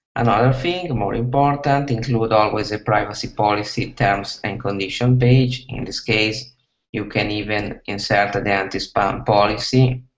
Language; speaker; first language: English; non-native, fluent; Italian